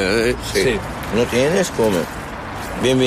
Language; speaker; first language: Spanish; non-native, learner; Arabic